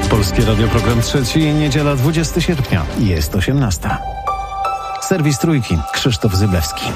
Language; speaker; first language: Polish; native; Polish